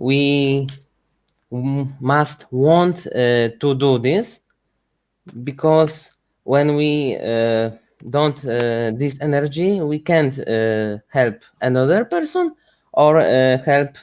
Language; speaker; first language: English; non-native, learner; Ukrainian